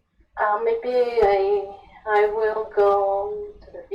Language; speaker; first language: English; non-native, learner; Spanish